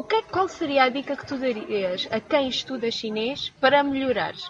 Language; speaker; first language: Portuguese; native; Portuguese